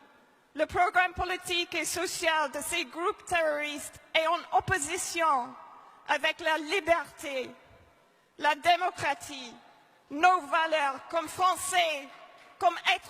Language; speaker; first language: French; non-native, fluent; English